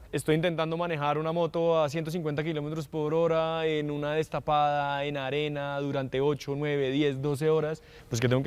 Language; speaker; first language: Spanish; native; Spanish